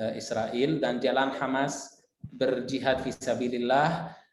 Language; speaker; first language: Indonesian; non-native, fluent; Arabic